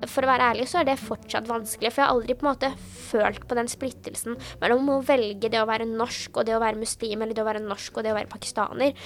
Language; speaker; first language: Norwegian; early bilingual, other home language; Urdu